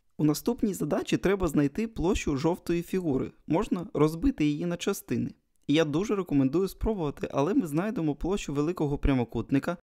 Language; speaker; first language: Ukrainian; non-native, local second language; Russian